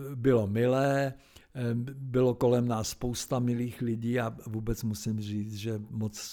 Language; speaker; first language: Czech; native; Czech